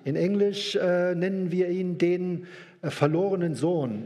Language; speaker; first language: German; native; German